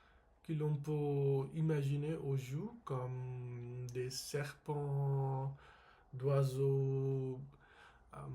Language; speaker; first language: French; non-native, learner; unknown